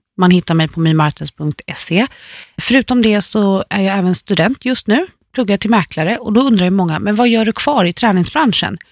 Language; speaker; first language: Swedish; native; Swedish